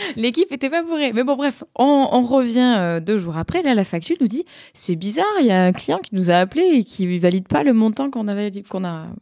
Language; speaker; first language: French; native; French